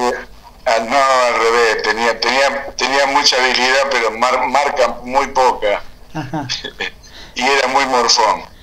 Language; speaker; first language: Spanish; native; Spanish